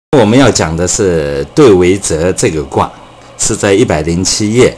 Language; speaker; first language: Chinese; native; Chinese